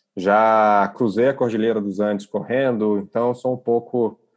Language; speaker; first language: Portuguese; native; Portuguese